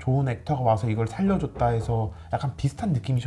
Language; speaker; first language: Korean; native; Korean